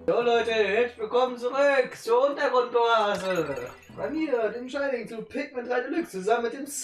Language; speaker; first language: German; native; German